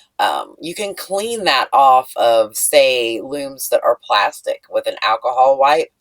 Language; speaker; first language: English; native; English